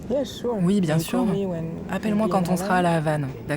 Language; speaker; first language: French; native; French